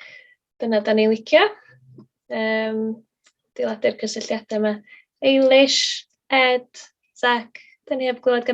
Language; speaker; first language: Welsh; native; Welsh